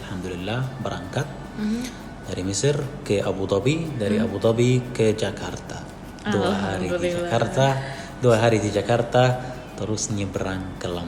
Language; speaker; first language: Indonesian; non-native, fluent; Arabic